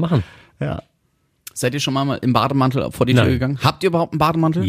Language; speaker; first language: German; native; German